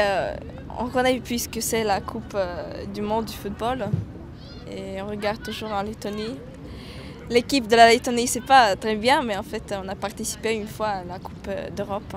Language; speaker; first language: French; non-native, fluent; Latvian